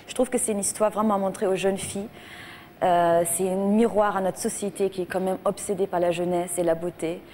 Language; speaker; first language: French; non-native, fluent; German